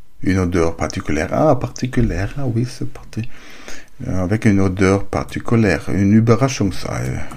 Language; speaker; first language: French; non-native, learner; German